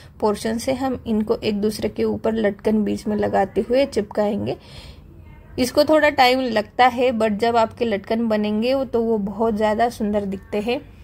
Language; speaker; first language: Hindi; non-native, local second language; Marathi